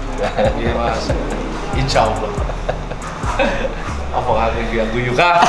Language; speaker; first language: Indonesian; non-native, local second language; Javanese